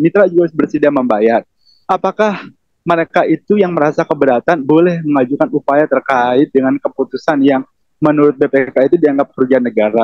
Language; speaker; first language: Indonesian; native; Indonesian